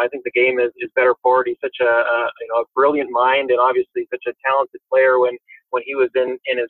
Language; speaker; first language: English; native; English